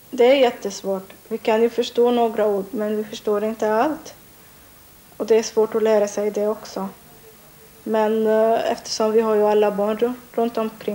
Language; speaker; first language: Swedish; non-native, learner; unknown